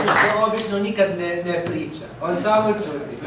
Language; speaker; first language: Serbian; non-native, learner; Arabic